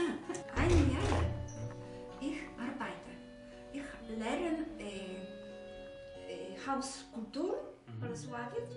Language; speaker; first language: German; non-native, learner; Polish